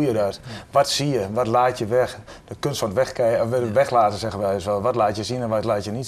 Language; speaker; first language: Dutch; native; Dutch